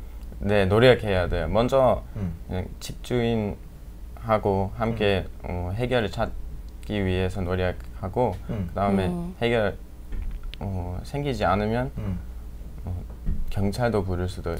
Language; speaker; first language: Korean; non-native, fluent; English